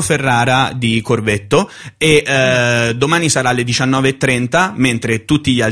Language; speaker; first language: Italian; native; Italian